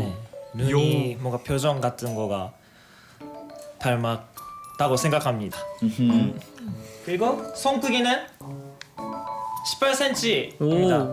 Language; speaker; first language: Korean; non-native, fluent; Japanese